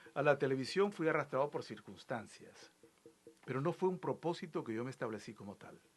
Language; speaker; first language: Spanish; native; Spanish